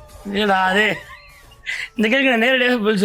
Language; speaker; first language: Tamil; native; Tamil